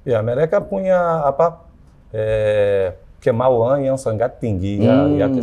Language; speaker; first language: Indonesian; non-native, fluent; Portuguese